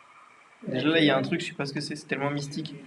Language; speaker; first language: French; native; French